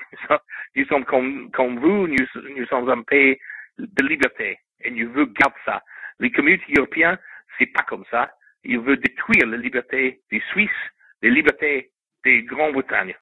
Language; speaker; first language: French; non-native, learner; English